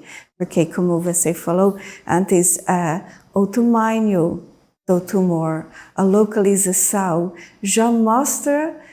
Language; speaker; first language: Portuguese; non-native, fluent; English